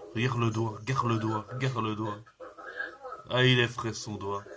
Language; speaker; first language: French; native; French